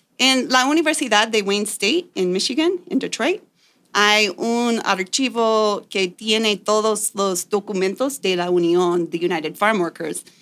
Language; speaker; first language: Spanish; non-native, fluent; English